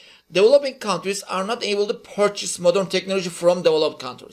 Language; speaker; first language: English; non-native, fluent; Turkish